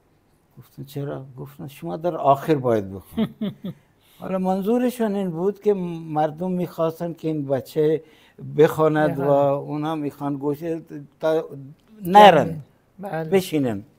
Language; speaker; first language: Persian; non-native, fluent; Punjabi